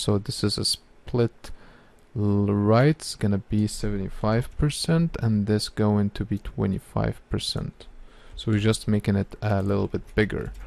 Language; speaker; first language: English; non-native, fluent; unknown